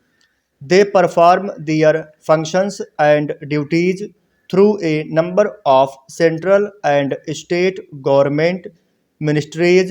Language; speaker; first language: English; non-native, local second language; Hindi